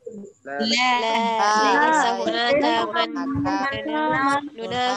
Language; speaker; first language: Arabic; non-native, learner; Indonesian